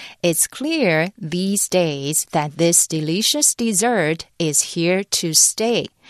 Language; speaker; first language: English; non-native, fluent; Chinese